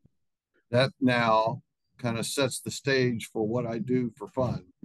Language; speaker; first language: English; native; English